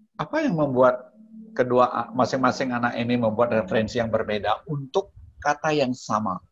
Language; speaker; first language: Indonesian; non-native, local second language; Balinese